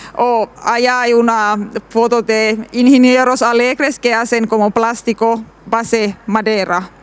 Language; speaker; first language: Spanish; non-native, learner; Finnish